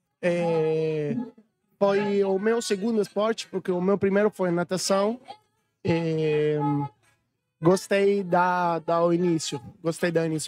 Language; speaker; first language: Portuguese; non-native, learner; Italian